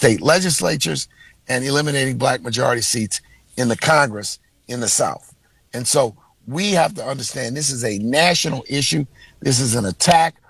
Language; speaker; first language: English; native; English